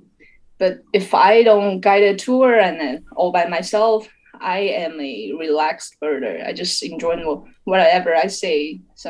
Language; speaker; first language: English; non-native, fluent; Chinese